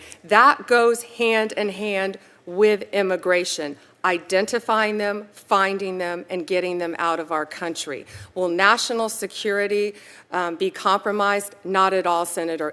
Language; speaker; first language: English; native; English